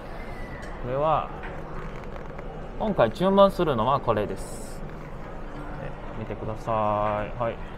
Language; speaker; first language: Japanese; non-native, fluent; Cantonese